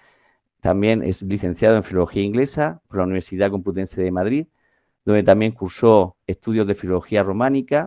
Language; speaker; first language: Spanish; native; Spanish